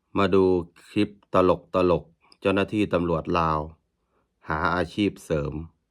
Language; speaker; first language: Thai; native; Thai